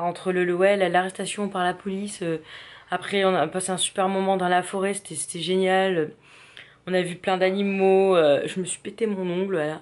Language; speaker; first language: French; native; French